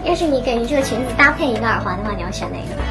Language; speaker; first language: Chinese; native; Chinese